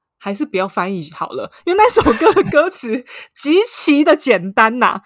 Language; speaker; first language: Chinese; native; Chinese